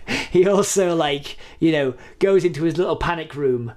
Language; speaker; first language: English; native; English